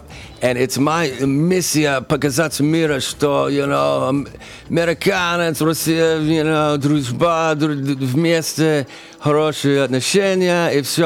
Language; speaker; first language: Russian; non-native, learner; English